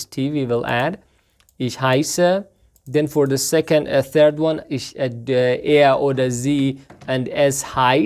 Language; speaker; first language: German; non-native, fluent; Persian